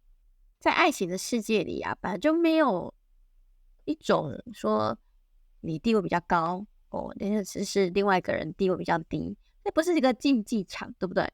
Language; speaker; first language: Chinese; native; Chinese